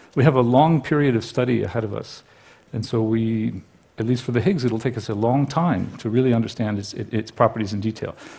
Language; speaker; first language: English; native; English